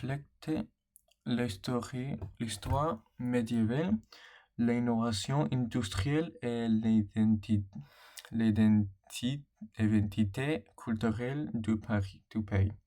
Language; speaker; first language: French; non-native, learner; English